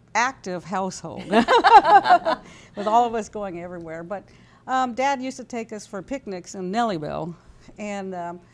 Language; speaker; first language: English; native; English